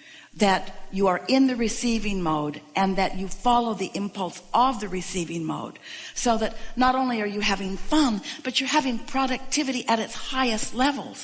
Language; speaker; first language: English; native; English